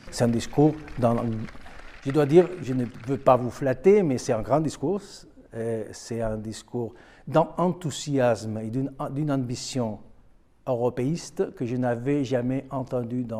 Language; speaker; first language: French; non-native, fluent; Spanish